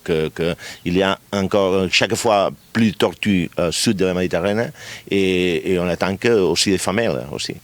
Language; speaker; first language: French; non-native, fluent; Catalan